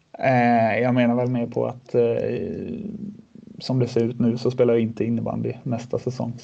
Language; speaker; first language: Swedish; native; Swedish